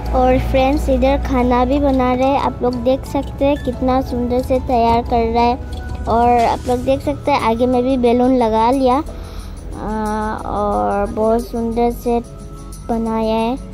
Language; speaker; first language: Hindi; non-native, local second language; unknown